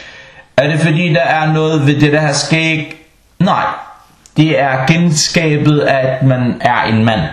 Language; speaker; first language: Danish; non-native, fluent; Arabic